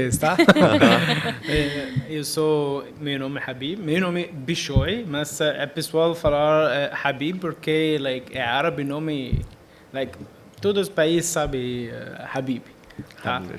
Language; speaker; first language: Portuguese; non-native, learner; Arabic